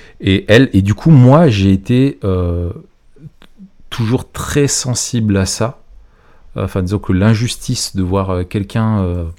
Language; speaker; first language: French; native; French